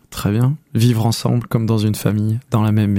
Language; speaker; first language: French; native; French